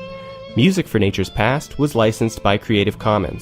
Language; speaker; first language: English; native; English